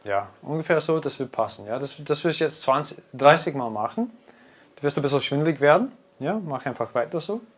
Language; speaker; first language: German; non-native, fluent; English